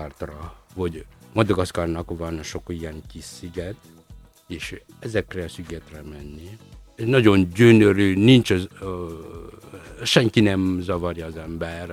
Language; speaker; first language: Hungarian; non-native, fluent; Malagasy